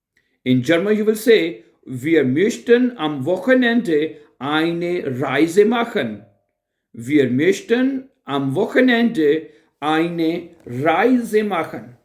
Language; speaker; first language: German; non-native, fluent; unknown